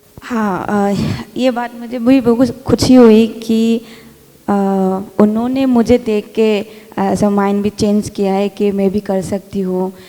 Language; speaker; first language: Hindi; non-native, local second language; Manipuri